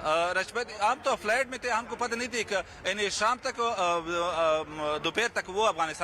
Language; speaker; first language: Hindi; non-native, learner; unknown